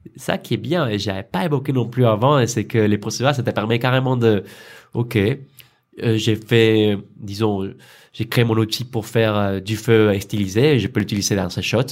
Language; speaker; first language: French; non-native, fluent; Spanish